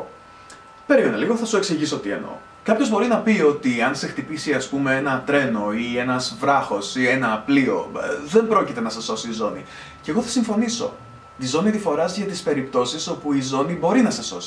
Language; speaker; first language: Greek; native; Greek